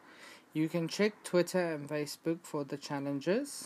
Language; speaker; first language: English; non-native, fluent; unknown